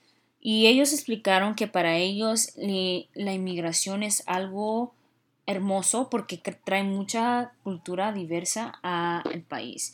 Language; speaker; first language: Spanish; early bilingual, heritage; Spanish